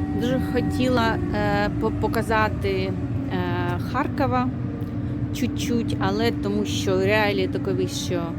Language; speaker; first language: Ukrainian; non-native, local second language; Russian